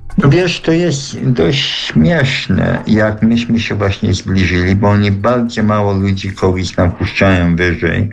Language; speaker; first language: Polish; early bilingual, heritage; Polish